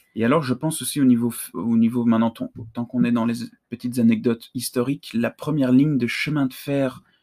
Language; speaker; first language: French; native; French